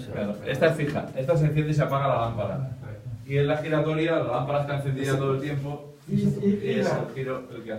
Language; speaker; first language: Spanish; native; Spanish